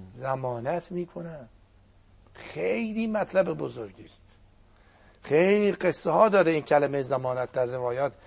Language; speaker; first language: Persian; non-native, local second language; Azerbaijani